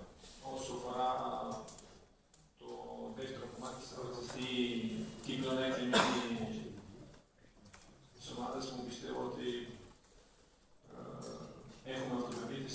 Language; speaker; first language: Greek; non-native, fluent; Serbian